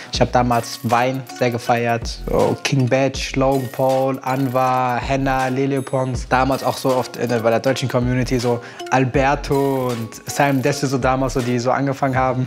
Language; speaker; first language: German; native; German